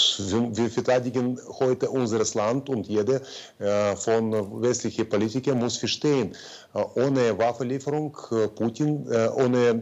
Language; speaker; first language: German; non-native, fluent; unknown